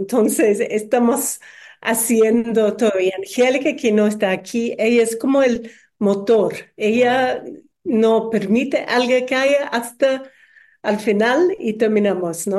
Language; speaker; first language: Spanish; non-native, fluent; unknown